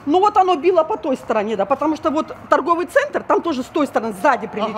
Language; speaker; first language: Russian; native; Russian